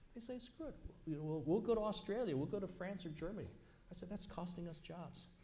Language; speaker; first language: English; native; English